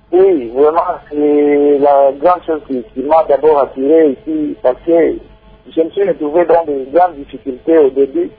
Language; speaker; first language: French; non-native, local second language; Swahili